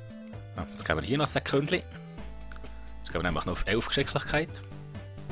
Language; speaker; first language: German; native; German